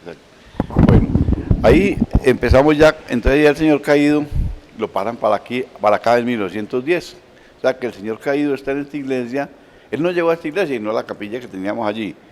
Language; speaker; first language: Spanish; native; Spanish